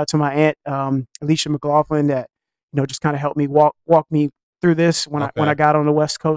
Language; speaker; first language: English; native; English